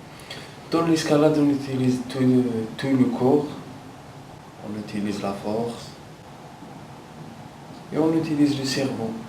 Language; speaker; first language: French; non-native, fluent; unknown